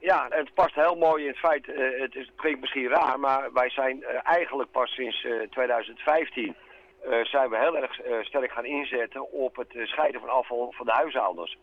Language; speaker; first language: Dutch; native; Dutch